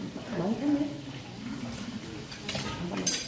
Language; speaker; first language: Korean; native; Korean